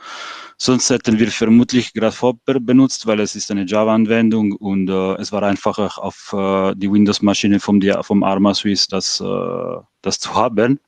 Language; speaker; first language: German; non-native, fluent; French